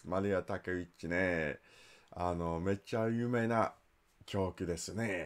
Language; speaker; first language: Japanese; non-native, learner; English